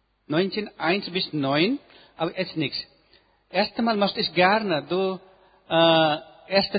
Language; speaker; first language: German; non-native, learner; Nepali